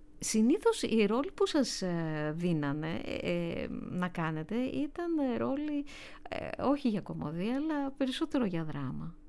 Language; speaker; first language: Greek; native; Greek